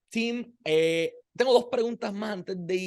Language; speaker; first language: Spanish; native; Spanish